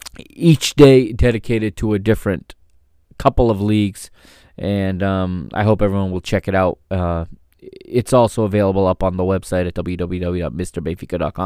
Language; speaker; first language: English; native; English